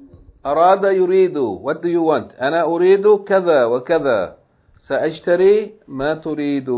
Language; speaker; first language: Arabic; non-native, fluent; English